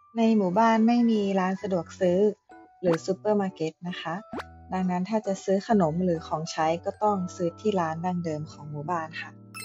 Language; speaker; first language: Thai; native; Thai